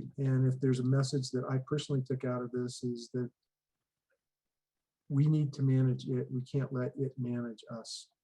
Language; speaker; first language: English; native; English